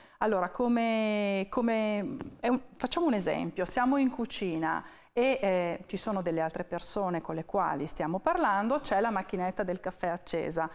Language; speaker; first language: Italian; native; Italian